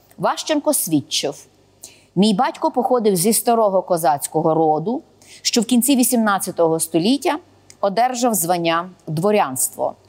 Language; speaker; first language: Ukrainian; native; Ukrainian